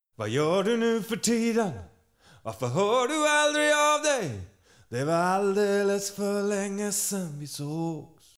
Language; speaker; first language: Swedish; native; Swedish